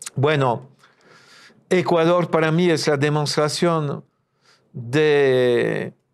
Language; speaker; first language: Spanish; non-native, fluent; French